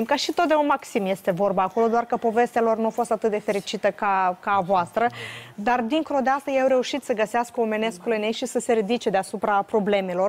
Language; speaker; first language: Romanian; native; Romanian